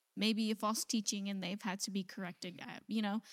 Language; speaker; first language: English; native; English